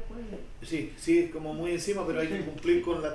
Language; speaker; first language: Spanish; native; Spanish